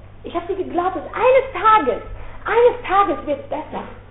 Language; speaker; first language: German; non-native, fluent; Dutch